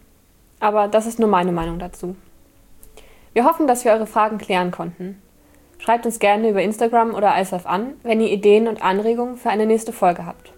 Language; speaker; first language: German; native; German